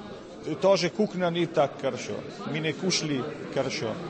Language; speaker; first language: Russian; non-native, learner; Italian